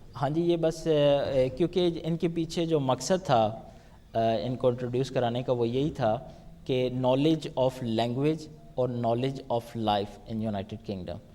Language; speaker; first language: Urdu; native; Urdu